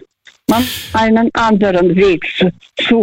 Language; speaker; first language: German; non-native, fluent; Russian